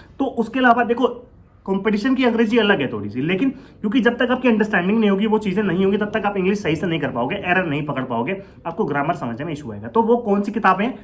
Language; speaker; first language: Hindi; native; Hindi